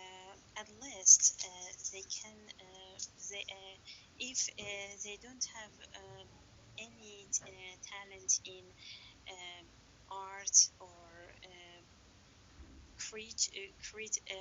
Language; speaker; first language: English; non-native, learner; Persian